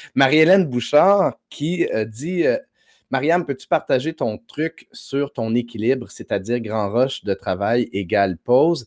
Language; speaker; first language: French; native; French